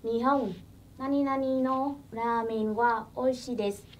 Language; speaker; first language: Japanese; non-native, fluent; Vietnamese